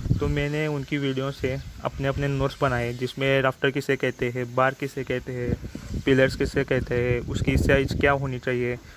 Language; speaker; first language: Hindi; non-native, local second language; Marathi